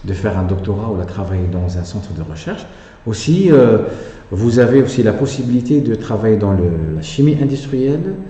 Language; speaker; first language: French; non-native, local second language; Arabic